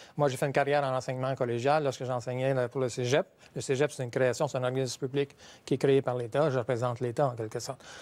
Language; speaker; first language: French; native; French